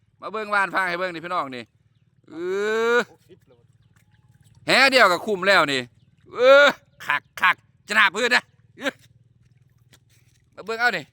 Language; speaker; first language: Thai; non-native, local second language; Lao